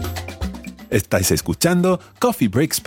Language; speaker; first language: Spanish; non-native, fluent; English